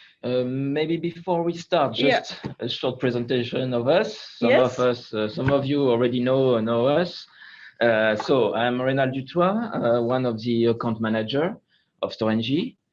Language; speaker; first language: English; non-native, fluent; French